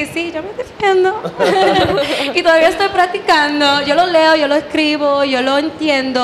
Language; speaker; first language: Spanish; early bilingual, heritage; English